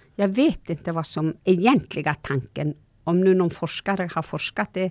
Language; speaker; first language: Swedish; non-native, local second language; Northern Sami